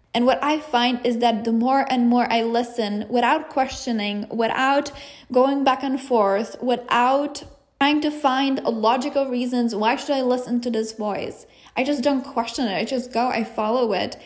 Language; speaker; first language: English; non-native, fluent; Czech